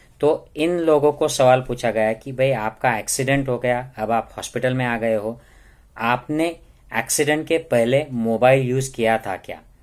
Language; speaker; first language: Hindi; non-native, local second language; Marathi